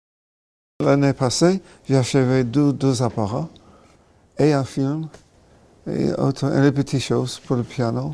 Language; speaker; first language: French; non-native, learner; English